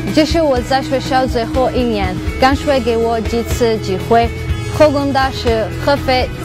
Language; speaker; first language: Chinese; non-native, fluent; Arabic